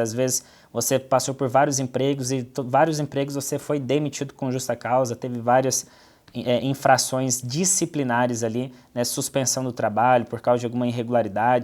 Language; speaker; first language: Portuguese; native; Portuguese